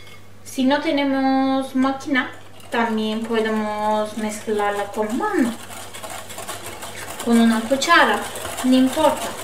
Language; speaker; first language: Spanish; non-native, learner; Turkish